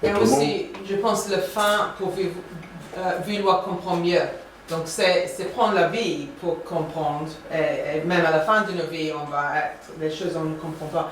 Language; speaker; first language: French; non-native, fluent; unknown